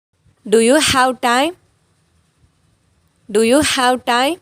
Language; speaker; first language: English; non-native, local second language; Tamil